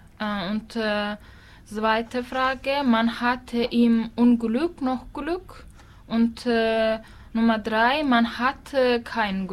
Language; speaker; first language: German; non-native, learner; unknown